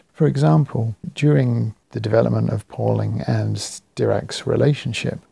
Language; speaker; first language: English; native; English